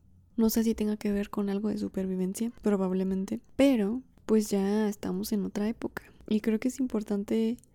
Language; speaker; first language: Spanish; native; Spanish